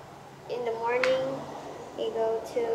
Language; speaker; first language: English; non-native, learner; Vietnamese